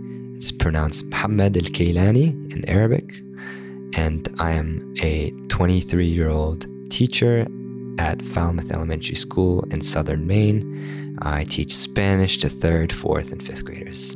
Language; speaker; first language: English; non-native, fluent; Arabic